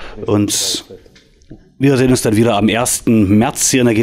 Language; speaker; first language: German; native; German